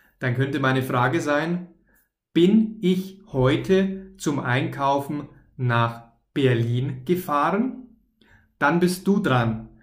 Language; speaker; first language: German; native; German